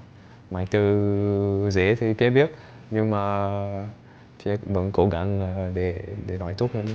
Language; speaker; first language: Vietnamese; early bilingual, heritage; English